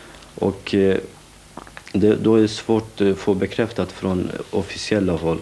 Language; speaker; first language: Swedish; non-native, fluent; Kurdish